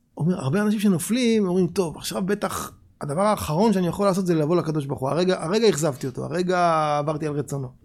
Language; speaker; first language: Hebrew; native; Hebrew